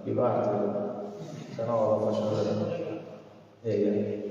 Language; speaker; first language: Italian; native; Italian